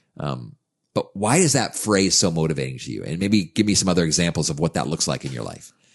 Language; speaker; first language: English; native; English